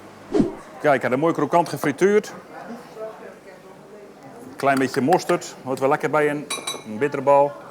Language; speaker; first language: Dutch; native; Dutch